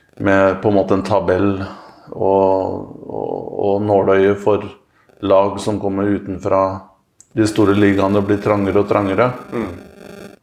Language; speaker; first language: Norwegian; native; Norwegian